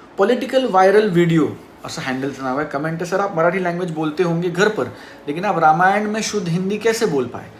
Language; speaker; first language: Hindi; non-native, local second language; Marathi